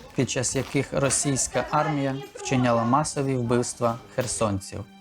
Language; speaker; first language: Ukrainian; native; Ukrainian